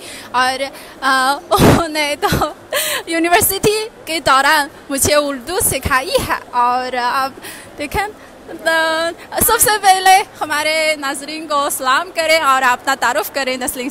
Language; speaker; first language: Hindi; non-native, learner; Chinese